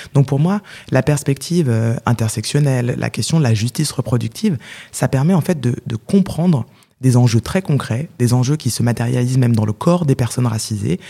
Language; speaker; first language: French; native; French